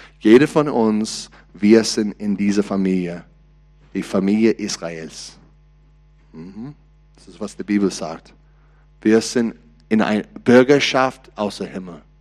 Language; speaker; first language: German; non-native, learner; English